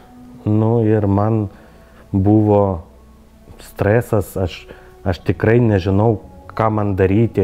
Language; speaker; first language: Lithuanian; non-native, learner; Ukrainian